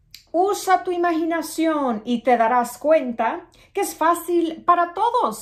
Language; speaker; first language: Spanish; early bilingual, other home language; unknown